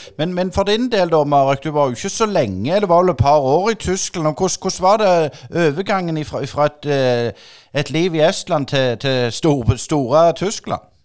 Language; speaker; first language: Norwegian; native; Norwegian